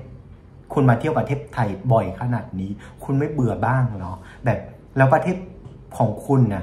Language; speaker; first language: Thai; non-native, fluent; Vietnamese